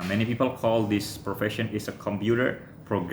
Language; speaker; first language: English; non-native, fluent; Indonesian